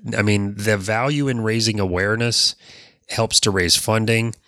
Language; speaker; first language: English; native; English